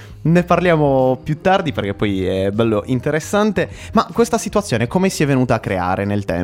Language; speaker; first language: Italian; native; Italian